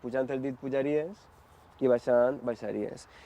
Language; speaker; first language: Catalan; native; Catalan